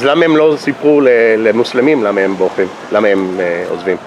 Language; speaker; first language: Hebrew; non-native, fluent; English